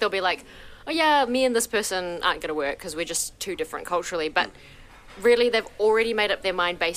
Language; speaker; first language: English; native; English